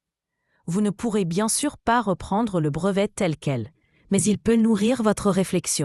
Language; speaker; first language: French; native; French